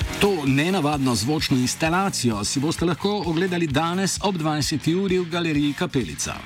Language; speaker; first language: Slovenian; native; Slovenian